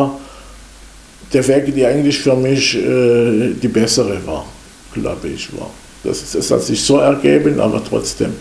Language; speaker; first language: German; non-native, fluent; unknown